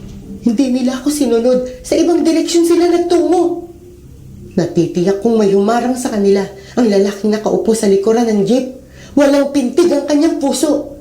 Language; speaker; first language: Filipino; native; Filipino